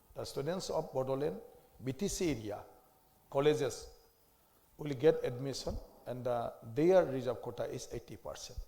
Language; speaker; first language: English; non-native, local second language; Assamese